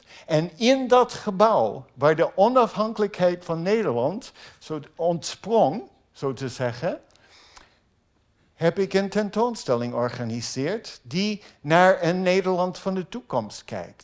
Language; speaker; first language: Dutch; non-native, fluent; English